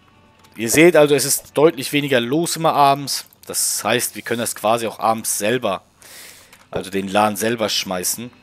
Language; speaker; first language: German; native; German